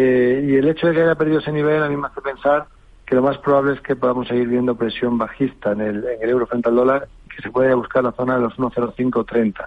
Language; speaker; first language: Spanish; native; Spanish